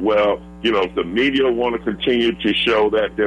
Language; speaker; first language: English; native; English